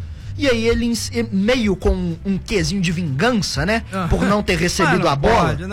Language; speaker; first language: Portuguese; native; Portuguese